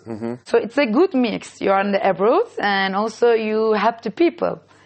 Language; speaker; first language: English; non-native, fluent; Turkish